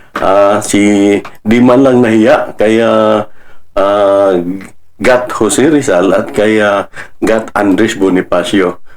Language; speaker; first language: Filipino; non-native, local second language; Cebuano